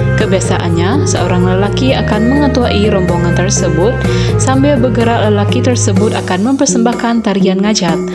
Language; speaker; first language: Malay; non-native, local second language; Iban